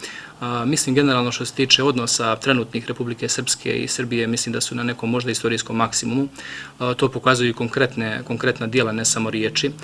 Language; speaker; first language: Bosnian; native; Bosnian